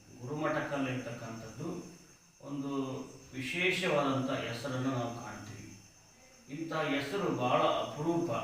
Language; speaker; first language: Kannada; native; Kannada